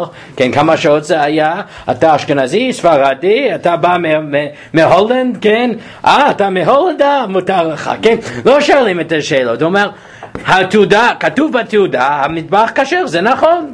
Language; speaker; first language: Hebrew; non-native, fluent; English